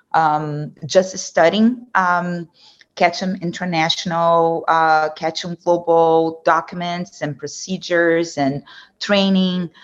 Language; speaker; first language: English; non-native, fluent; Portuguese